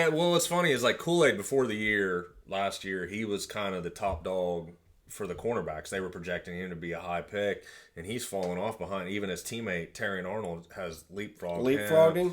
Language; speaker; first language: English; native; English